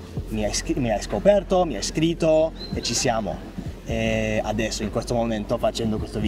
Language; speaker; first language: Italian; non-native, fluent; English